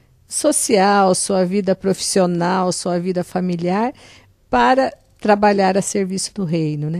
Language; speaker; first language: Portuguese; native; Portuguese